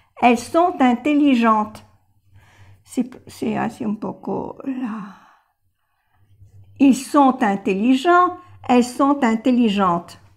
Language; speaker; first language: French; non-native, fluent; Spanish